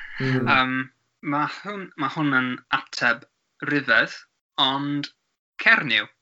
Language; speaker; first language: Welsh; non-native, learner; English